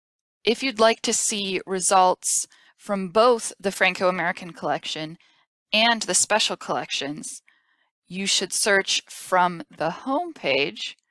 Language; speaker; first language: English; native; English